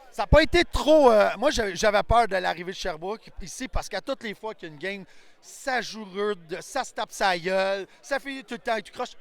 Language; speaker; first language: French; native; French